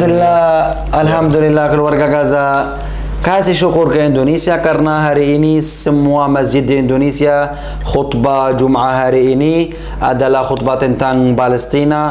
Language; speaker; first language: Indonesian; non-native, learner; Arabic